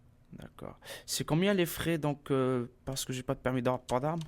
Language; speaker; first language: French; native; French